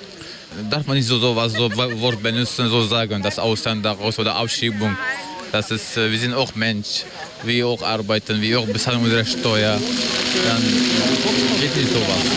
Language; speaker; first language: German; non-native, learner; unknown